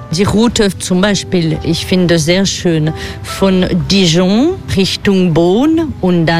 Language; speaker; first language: German; non-native, fluent; French